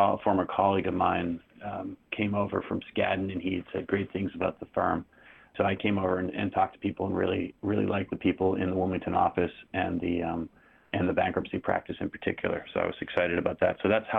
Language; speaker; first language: English; native; English